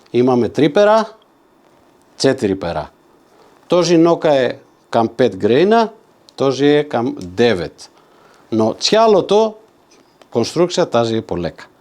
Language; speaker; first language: Bulgarian; non-native, fluent; Macedonian